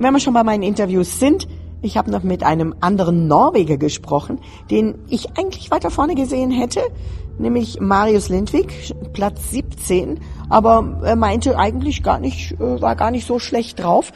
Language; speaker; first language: German; native; German